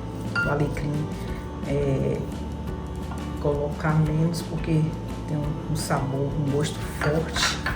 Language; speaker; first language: Portuguese; native; Portuguese